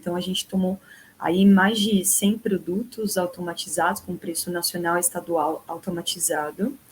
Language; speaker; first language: Portuguese; native; Portuguese